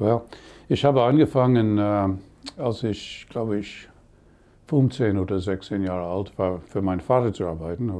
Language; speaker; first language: German; non-native, fluent; English